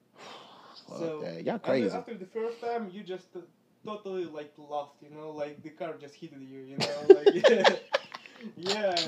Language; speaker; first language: English; non-native, fluent; Russian